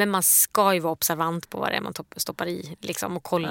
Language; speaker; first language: Swedish; native; Swedish